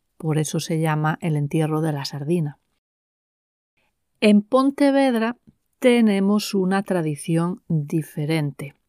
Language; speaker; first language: Spanish; native; Spanish